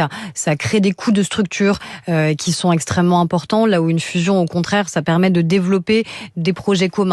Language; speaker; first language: French; native; French